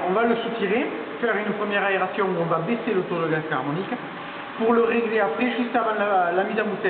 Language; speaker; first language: French; native; French